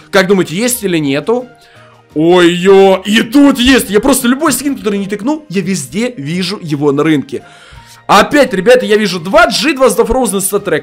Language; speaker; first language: Russian; native; Russian